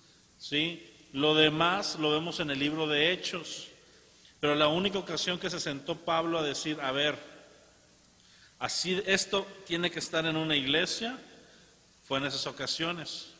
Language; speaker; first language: Spanish; native; Spanish